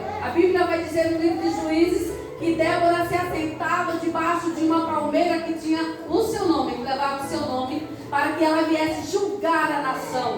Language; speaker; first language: Portuguese; native; Portuguese